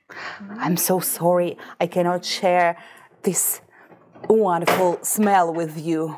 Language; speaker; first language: English; non-native, fluent; Russian